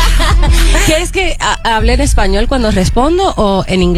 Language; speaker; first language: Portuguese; non-native, learner; English